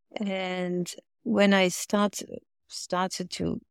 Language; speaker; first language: English; non-native, fluent; French